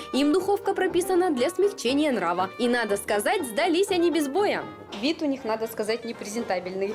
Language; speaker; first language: Russian; native; Russian